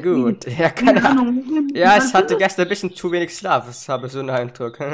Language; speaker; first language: German; native; German